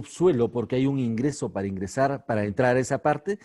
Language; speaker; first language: Spanish; native; Spanish